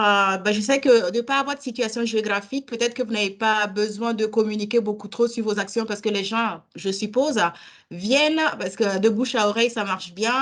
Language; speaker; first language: French; native; French